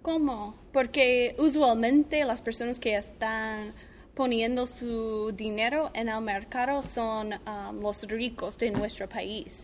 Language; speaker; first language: Spanish; non-native, learner; English